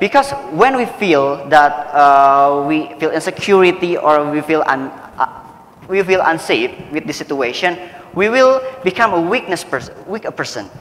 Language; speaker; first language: English; non-native, fluent; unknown